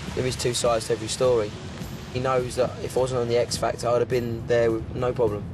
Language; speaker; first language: English; native; English